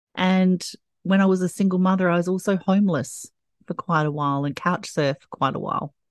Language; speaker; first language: English; native; English